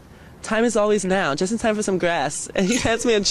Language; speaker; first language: English; native; English